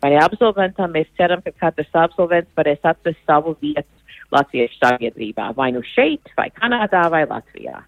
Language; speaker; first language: Latvian; early bilingual, heritage; Latvian